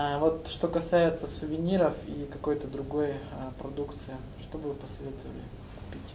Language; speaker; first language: Russian; native; Russian